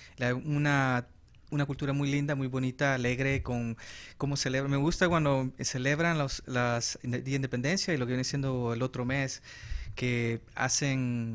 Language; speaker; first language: Spanish; native; Spanish